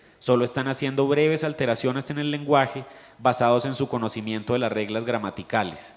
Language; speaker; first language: Spanish; native; Spanish